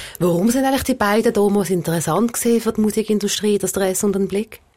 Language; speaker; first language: German; native; German